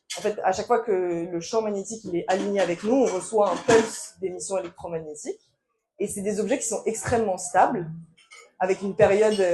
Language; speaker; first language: French; native; French